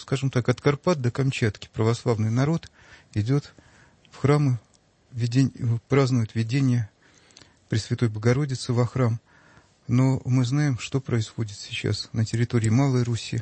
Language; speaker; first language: Russian; native; Russian